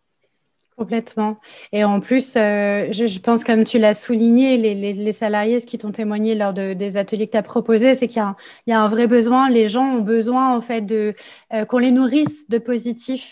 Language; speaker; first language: French; native; French